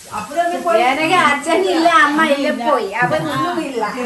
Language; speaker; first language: Malayalam; non-native, learner; Nepali